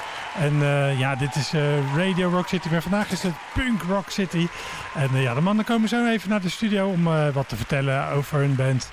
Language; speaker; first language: Dutch; native; Dutch